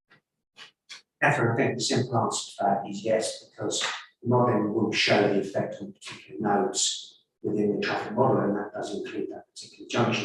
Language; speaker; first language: English; native; English